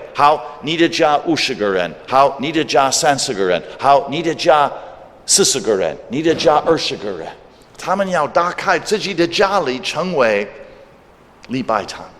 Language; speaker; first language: Chinese; non-native, fluent; English